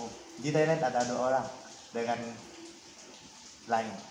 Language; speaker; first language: Indonesian; non-native, learner; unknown